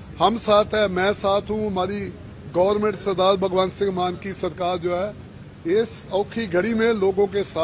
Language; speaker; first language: Hindi; non-native, local second language; Punjabi